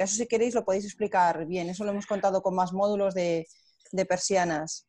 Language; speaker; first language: Spanish; native; Spanish